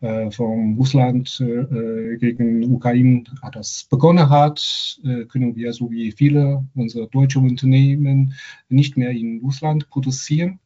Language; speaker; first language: German; non-native, fluent; Chinese